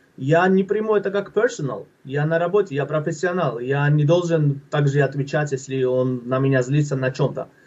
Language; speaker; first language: Russian; non-native, fluent; Georgian